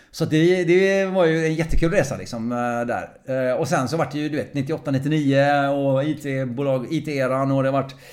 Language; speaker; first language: Swedish; early bilingual, other home language; English